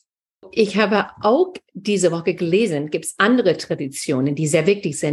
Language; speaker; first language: German; non-native, fluent; English